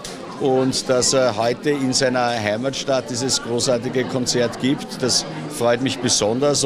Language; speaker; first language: German; native; German